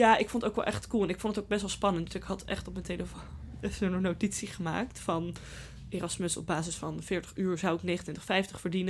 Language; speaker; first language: Dutch; native; Dutch